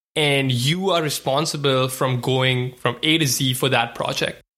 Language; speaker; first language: English; non-native, local second language; Hindi